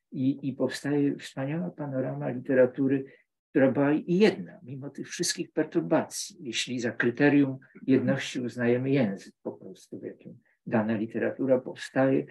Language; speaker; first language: Polish; native; Polish